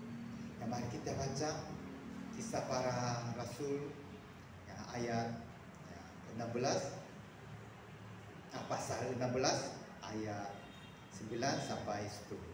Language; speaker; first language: Indonesian; non-native, fluent; Korean